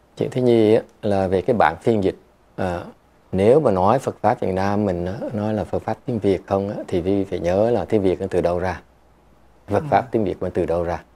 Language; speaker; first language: Vietnamese; native; Vietnamese